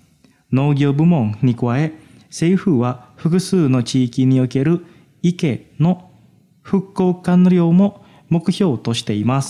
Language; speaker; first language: Japanese; non-native, fluent; Indonesian